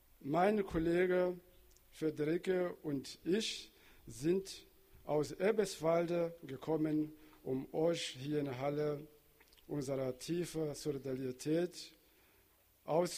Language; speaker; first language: German; non-native, fluent; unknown